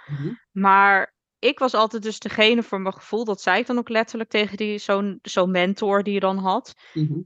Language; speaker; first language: Dutch; native; Dutch